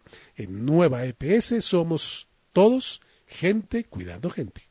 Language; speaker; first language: Spanish; native; Spanish